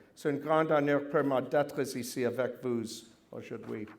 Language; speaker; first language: French; non-native, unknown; English